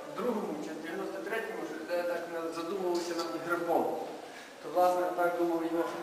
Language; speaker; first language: Ukrainian; native; Ukrainian